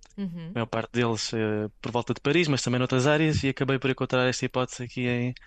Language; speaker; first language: Portuguese; native; Portuguese